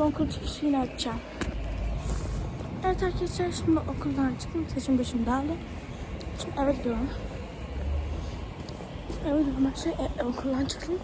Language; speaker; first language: Turkish; early bilingual, heritage; Turkish